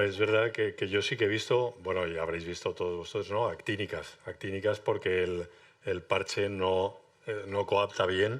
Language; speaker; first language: Spanish; native; Spanish